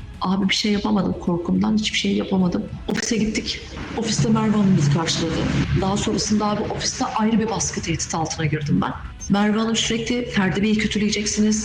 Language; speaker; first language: Turkish; native; Turkish